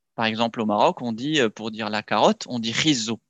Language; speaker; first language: French; non-native, local second language; Arabic